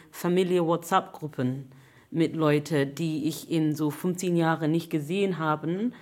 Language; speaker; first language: German; non-native, fluent; English